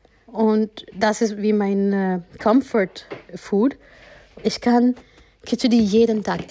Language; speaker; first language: German; non-native, fluent; Gujarati